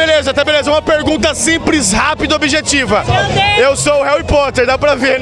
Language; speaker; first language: Portuguese; native; Portuguese